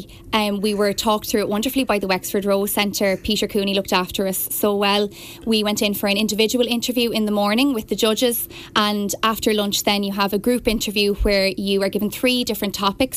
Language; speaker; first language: English; native; English